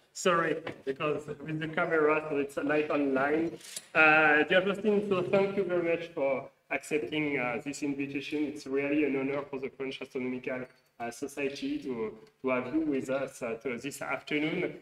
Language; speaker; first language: English; non-native, fluent; French